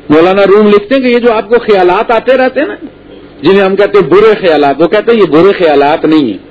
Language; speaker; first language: Urdu; non-native, local second language; Punjabi